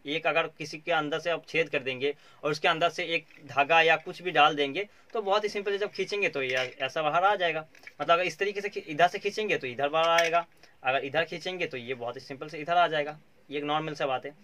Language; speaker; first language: Hindi; non-native, local second language; Bangla